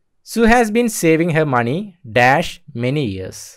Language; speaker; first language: English; non-native, local second language; Malayalam